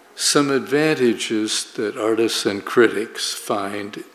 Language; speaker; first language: English; native; English